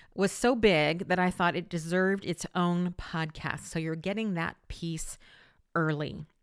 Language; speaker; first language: English; native; English